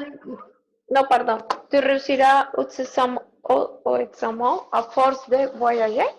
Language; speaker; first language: French; non-native, learner; Spanish